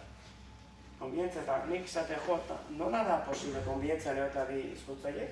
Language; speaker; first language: Basque; native; Basque